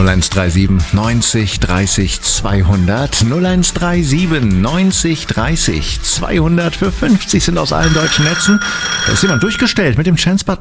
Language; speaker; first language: German; native; German